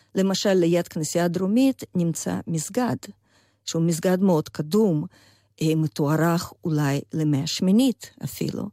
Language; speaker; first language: Hebrew; non-native, fluent; Russian